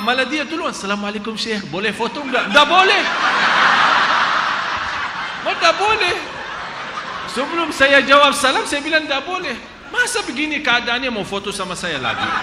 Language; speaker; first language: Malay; non-native, fluent; Arabic